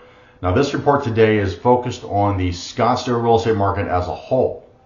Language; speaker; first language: English; native; English